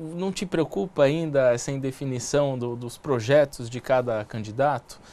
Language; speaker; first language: Portuguese; native; Portuguese